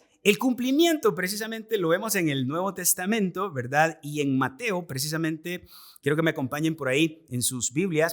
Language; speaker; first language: Spanish; native; Spanish